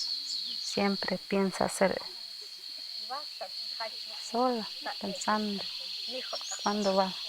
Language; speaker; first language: Spanish; non-native, local second language; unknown